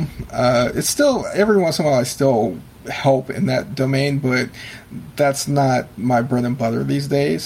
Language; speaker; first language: English; native; English